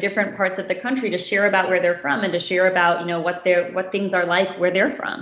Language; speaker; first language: English; native; English